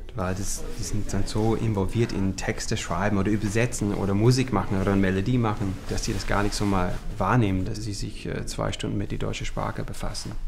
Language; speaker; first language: German; non-native, fluent; English